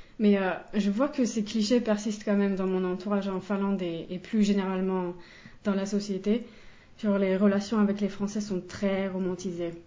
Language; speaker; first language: French; non-native, fluent; Finnish